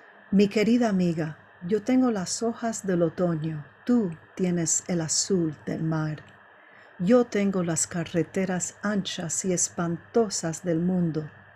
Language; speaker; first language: Spanish; early bilingual, heritage; Spanish